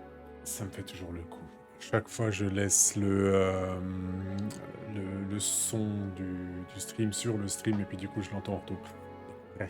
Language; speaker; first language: French; native; French